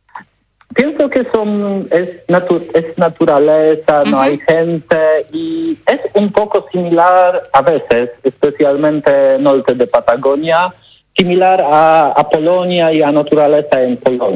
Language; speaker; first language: Spanish; non-native, learner; Polish